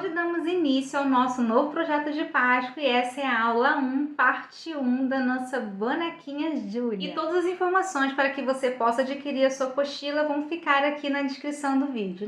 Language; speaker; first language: Portuguese; native; Portuguese